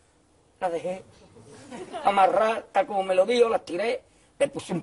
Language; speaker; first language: Spanish; native; Spanish